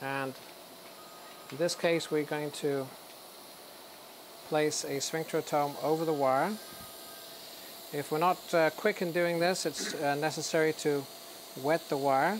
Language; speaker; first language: English; native; English